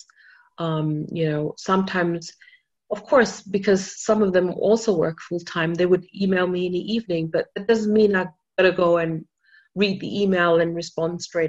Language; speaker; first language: English; non-native, fluent; German